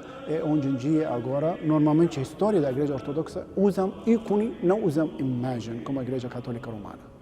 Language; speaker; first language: Portuguese; non-native, learner; Arabic